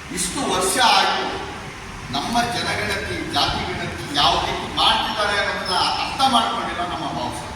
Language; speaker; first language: Kannada; non-native, local second language; Marathi